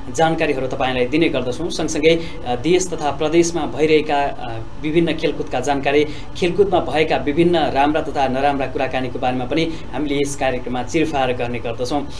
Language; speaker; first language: Nepali; native; Nepali